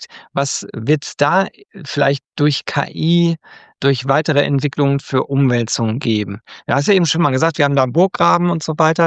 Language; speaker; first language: German; native; German